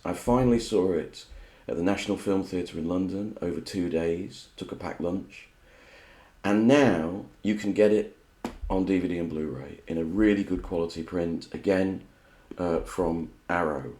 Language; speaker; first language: English; native; English